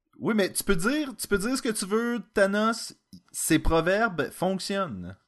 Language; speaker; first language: French; native; French